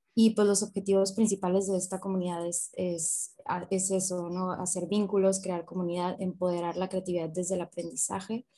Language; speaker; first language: Spanish; native; Spanish